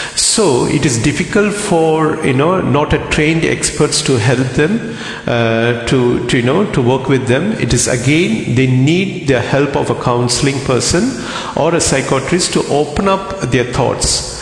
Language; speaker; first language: English; non-native, local second language; Tamil